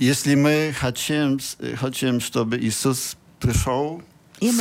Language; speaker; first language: Russian; non-native, learner; Polish